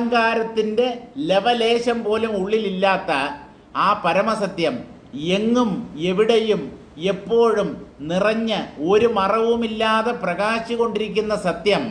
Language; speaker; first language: Malayalam; native; Malayalam